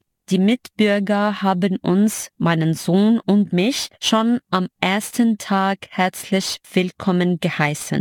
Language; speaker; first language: German; non-native, fluent; Arabic